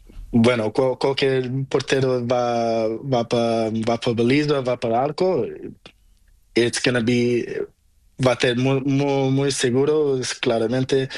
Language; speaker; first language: Spanish; non-native, learner; Portuguese